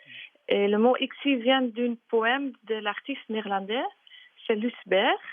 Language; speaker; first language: French; non-native, learner; Dutch